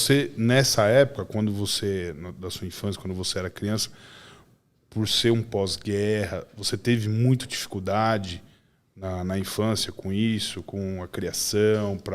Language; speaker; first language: Portuguese; native; Portuguese